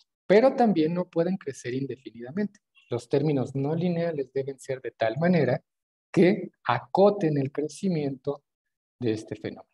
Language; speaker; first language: Spanish; native; Spanish